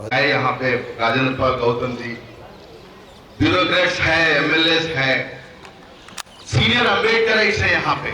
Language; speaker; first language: Hindi; non-native, local second language; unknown